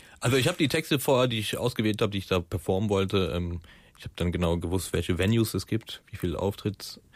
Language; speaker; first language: German; early bilingual, other home language; Persian